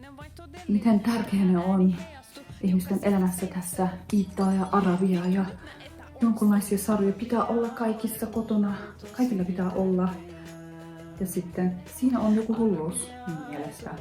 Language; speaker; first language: Finnish; non-native, fluent; Turkish